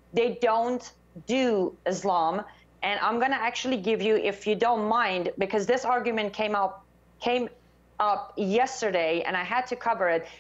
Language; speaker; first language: English; non-native, fluent; Persian